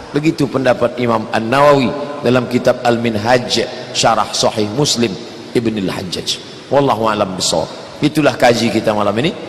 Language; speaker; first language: Malay; native; Malay